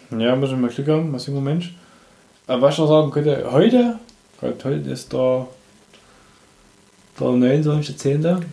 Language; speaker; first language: German; native; German